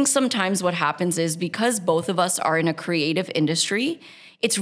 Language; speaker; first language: English; native; English